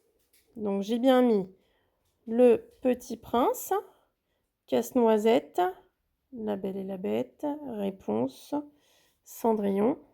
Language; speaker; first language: French; native; French